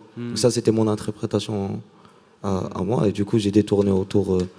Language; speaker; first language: French; non-native, local second language; Arabic